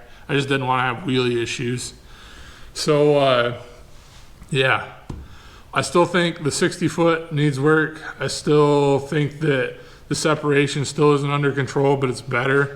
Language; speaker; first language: English; native; English